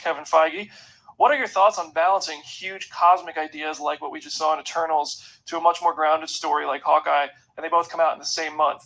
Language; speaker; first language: English; native; English